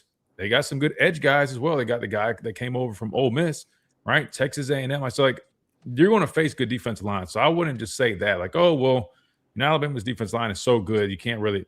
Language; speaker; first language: English; native; English